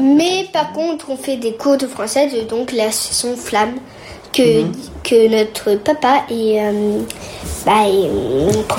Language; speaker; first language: French; early bilingual, heritage; French